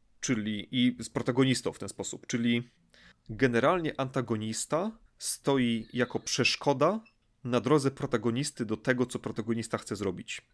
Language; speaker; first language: Polish; native; Polish